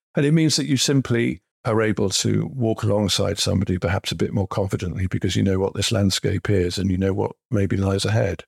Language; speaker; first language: English; native; English